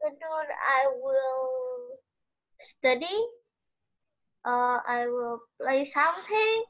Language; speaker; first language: English; non-native, learner; Vietnamese